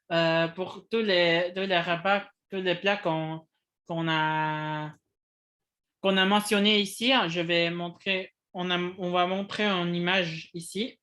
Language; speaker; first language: French; non-native, fluent; Indonesian